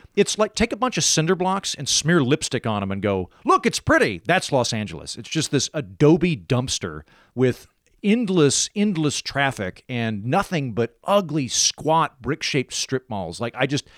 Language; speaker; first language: English; native; English